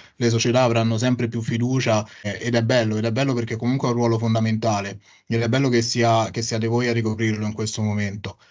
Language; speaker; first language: Italian; non-native, fluent; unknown